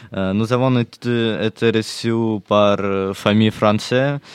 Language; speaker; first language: French; non-native, learner; Ukrainian